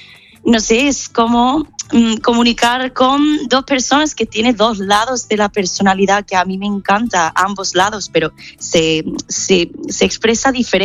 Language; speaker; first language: Spanish; non-native, fluent; English